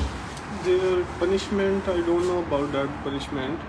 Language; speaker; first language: English; non-native, learner; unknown